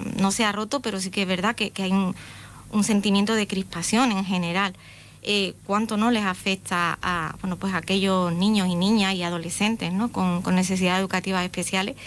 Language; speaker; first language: Spanish; native; Spanish